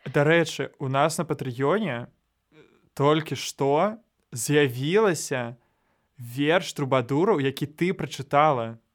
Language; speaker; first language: Belarusian; non-native, local second language; Russian